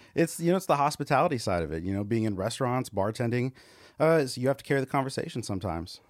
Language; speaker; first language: English; native; English